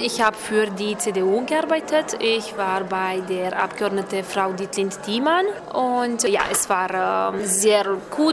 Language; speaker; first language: German; non-native, fluent; Romanian